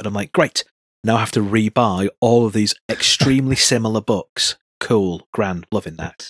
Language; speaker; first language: English; native; English